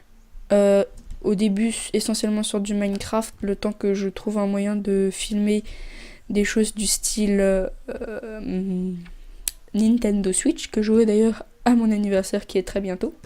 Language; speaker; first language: French; native; French